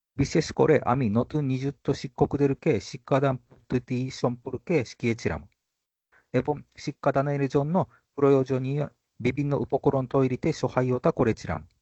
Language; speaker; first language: Bangla; non-native, fluent; Japanese